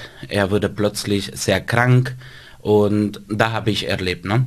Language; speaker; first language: German; non-native, fluent; Spanish